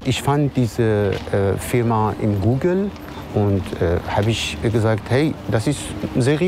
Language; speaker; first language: German; non-native, learner; Persian